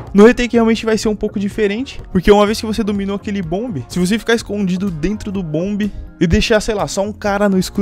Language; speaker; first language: Portuguese; native; Portuguese